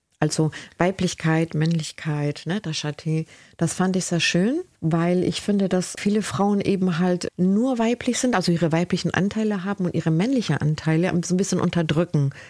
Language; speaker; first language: German; early bilingual, other home language; Spanish